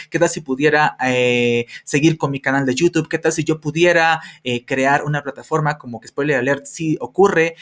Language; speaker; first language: Spanish; native; Spanish